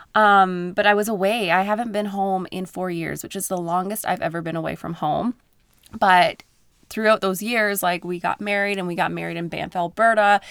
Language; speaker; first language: English; native; English